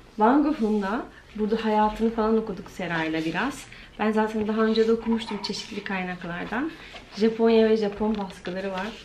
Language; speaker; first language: Turkish; native; Turkish